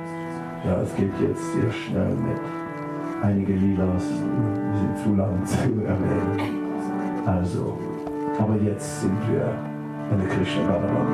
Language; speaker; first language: German; non-native, fluent; Dutch